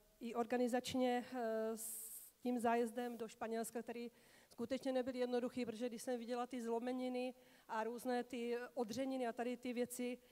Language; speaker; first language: Czech; native; Czech